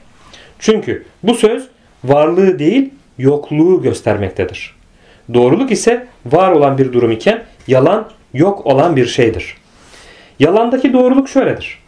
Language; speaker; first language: Turkish; native; Turkish